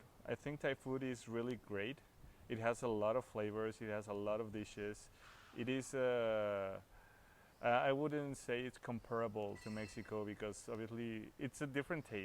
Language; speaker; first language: English; non-native, fluent; Spanish